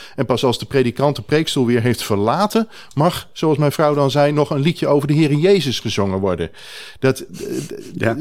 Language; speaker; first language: Dutch; native; Dutch